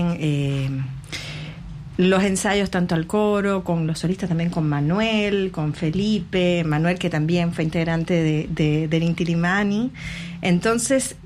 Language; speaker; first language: Spanish; native; Spanish